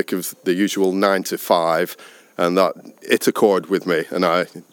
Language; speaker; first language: English; native; English